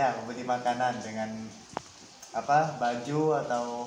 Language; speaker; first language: Indonesian; non-native, learner; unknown